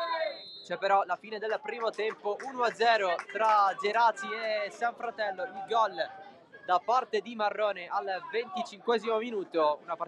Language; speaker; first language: Italian; native; Italian